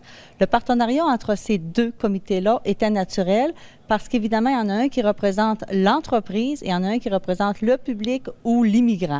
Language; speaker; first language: French; native; French